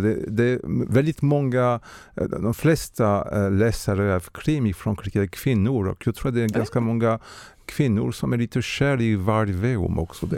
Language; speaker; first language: Swedish; non-native, fluent; French